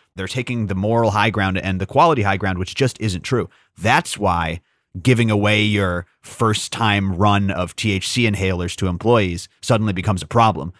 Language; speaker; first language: English; native; English